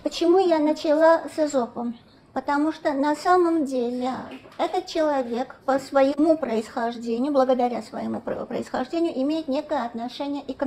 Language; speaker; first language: Russian; non-native, local second language; Armenian